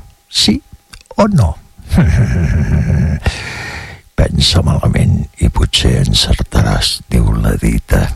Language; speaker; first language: Catalan; native; Catalan